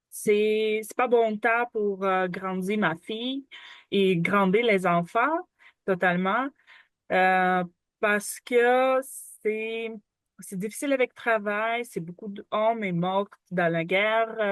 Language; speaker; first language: French; non-native, learner; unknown